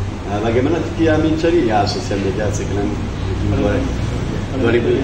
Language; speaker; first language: Indonesian; non-native, fluent; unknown